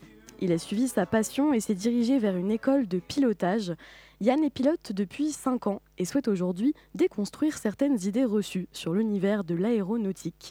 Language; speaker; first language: French; native; French